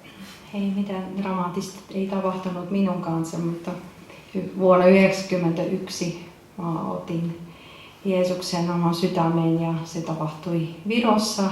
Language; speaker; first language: Finnish; non-native, fluent; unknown